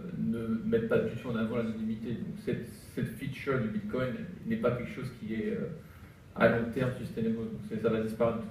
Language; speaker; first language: French; native; French